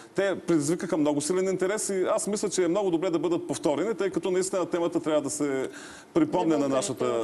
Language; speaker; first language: Bulgarian; native; Bulgarian